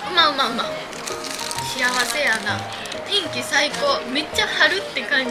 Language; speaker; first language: Japanese; native; Japanese